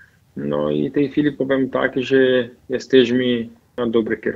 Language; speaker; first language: Polish; non-native, fluent; Portuguese